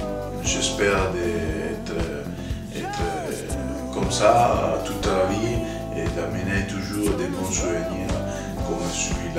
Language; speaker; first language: French; non-native, fluent; Italian